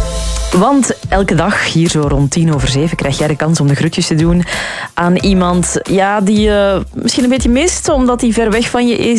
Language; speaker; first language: Dutch; native; Dutch